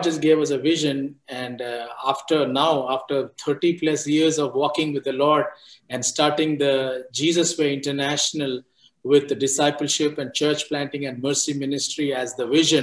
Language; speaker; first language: English; non-native, local second language; Telugu